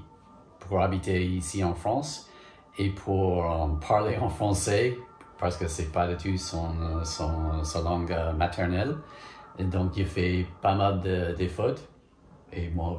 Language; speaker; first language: French; non-native, fluent; English